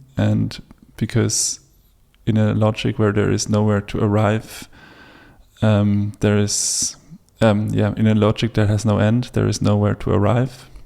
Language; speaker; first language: English; non-native, fluent; German